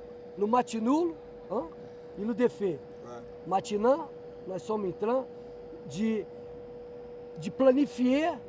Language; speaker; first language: French; non-native, fluent; Portuguese